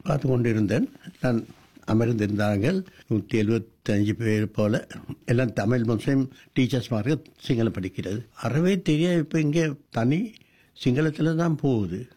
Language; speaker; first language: Tamil; non-native, local second language; Sinhala